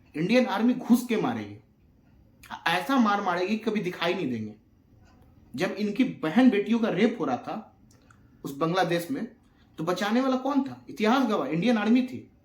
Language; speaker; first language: Hindi; native; Hindi